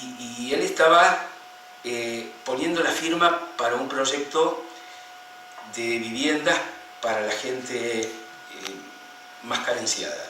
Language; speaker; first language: Spanish; native; Spanish